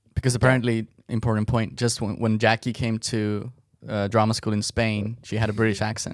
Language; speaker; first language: English; non-native, fluent; Estonian